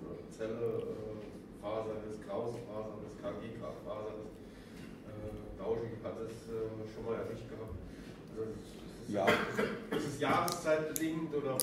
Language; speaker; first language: German; native; German